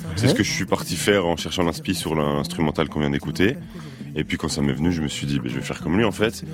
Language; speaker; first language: French; native; French